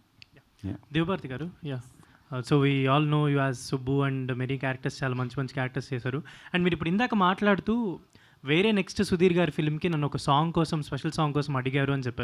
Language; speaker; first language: Telugu; native; Telugu